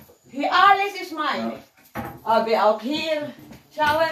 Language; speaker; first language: German; non-native, learner; Filipino